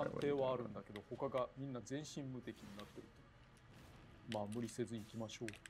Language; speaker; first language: Japanese; native; Japanese